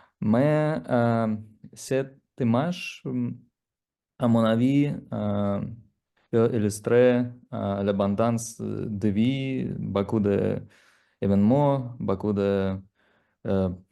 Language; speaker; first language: French; non-native, learner; Russian